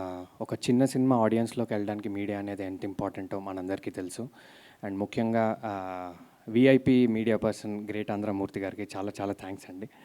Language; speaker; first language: Telugu; native; Telugu